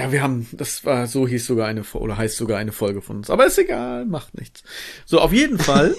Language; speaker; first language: German; native; German